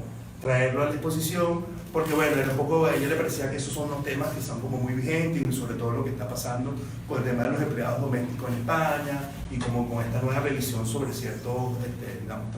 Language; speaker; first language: Spanish; native; Spanish